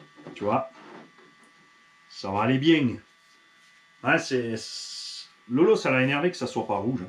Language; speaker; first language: French; native; French